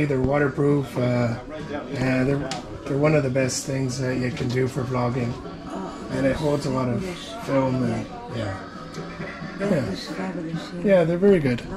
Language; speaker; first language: English; native; English